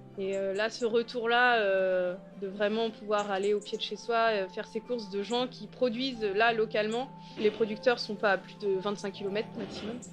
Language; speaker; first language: French; native; French